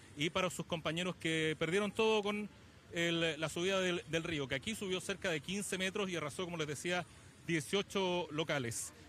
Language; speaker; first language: Spanish; native; Spanish